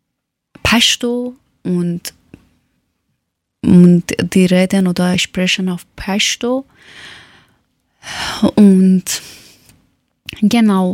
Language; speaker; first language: German; non-native, learner; Persian